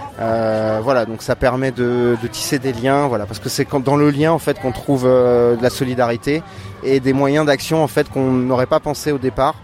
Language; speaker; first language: French; native; French